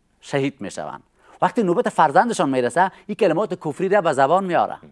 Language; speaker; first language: Persian; native; Persian